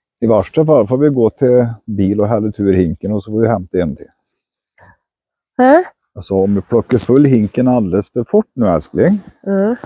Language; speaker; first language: Swedish; native; Swedish